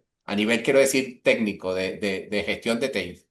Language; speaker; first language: Spanish; native; Spanish